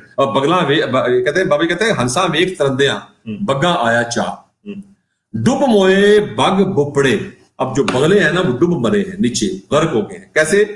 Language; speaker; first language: Urdu; non-native, local second language; Punjabi